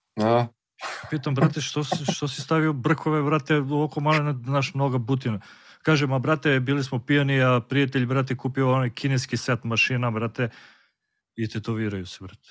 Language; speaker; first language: Serbian; native; Serbian